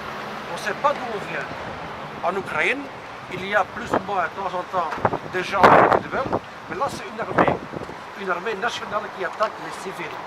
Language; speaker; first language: French; non-native, local second language; Dutch